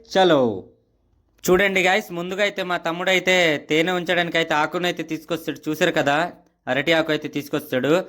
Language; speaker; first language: Telugu; native; Telugu